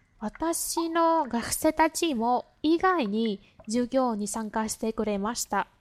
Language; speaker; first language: Japanese; non-native, fluent; Vietnamese